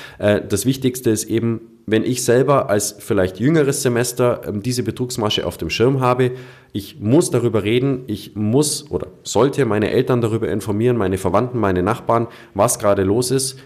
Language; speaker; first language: German; native; German